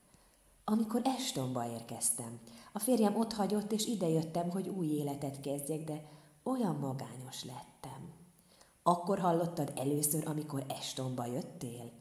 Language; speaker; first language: Hungarian; native; Hungarian